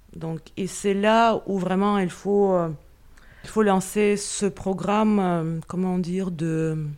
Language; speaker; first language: French; non-native, fluent; Russian